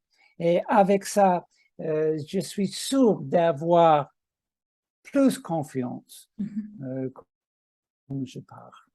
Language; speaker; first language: French; non-native, fluent; English